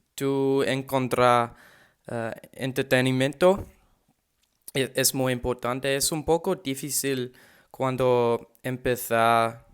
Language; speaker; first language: Spanish; non-native, learner; English